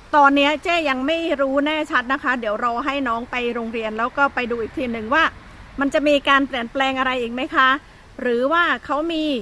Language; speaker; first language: Thai; native; Thai